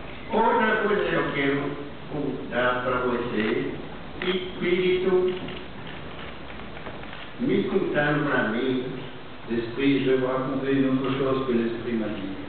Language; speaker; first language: French; non-native, fluent; Portuguese